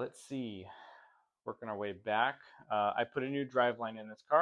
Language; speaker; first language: English; native; English